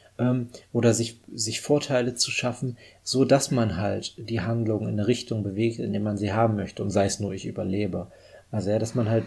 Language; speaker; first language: German; native; German